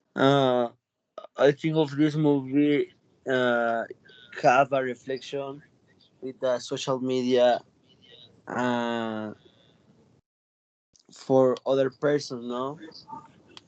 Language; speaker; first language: English; non-native, learner; Spanish